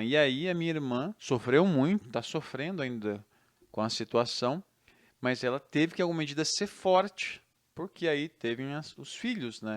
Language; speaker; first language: Portuguese; native; Portuguese